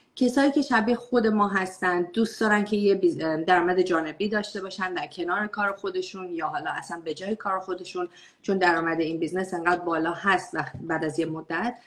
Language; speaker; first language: Persian; early bilingual, heritage; Persian